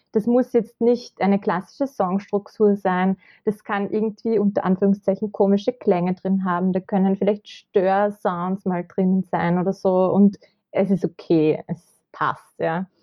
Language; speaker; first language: German; native; German